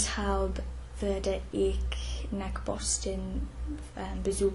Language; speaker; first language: German; non-native, fluent; English